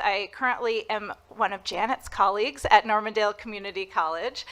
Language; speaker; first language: English; native; English